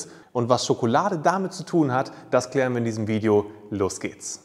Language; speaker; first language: German; native; German